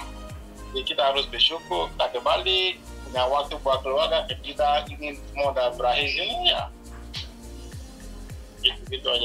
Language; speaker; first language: Indonesian; non-native, fluent; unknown